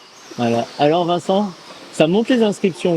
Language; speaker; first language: French; native; French